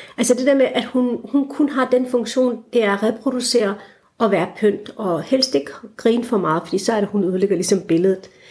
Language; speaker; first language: Danish; early bilingual, other home language; Turkish